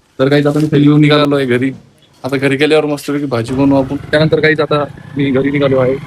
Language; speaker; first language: Marathi; non-native, local second language; Lambadi